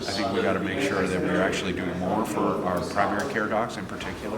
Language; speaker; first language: English; native; English